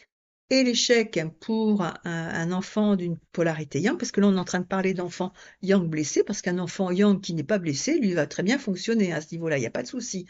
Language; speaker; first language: French; native; French